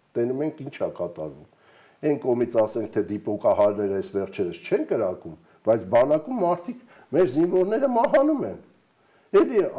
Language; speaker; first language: Armenian; native; Armenian